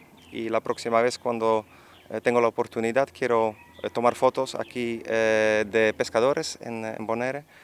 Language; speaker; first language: Spanish; non-native, fluent; Dutch